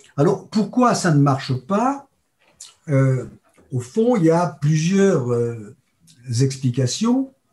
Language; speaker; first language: French; native; French